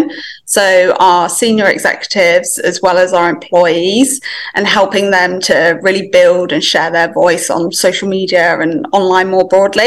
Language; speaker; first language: English; native; English